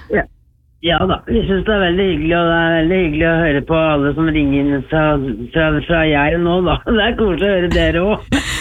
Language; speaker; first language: Norwegian; native; Norwegian